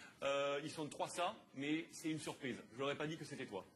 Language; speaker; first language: French; native; French